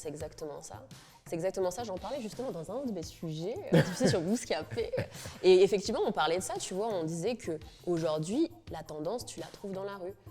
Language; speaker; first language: French; native; French